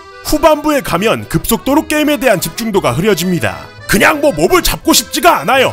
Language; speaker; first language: Korean; native; Korean